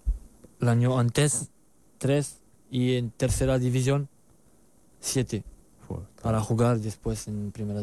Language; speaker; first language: Spanish; non-native, learner; French